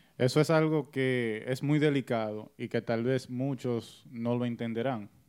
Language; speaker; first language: Spanish; early bilingual, heritage; Spanish